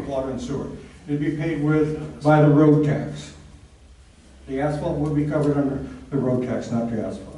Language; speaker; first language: English; native; English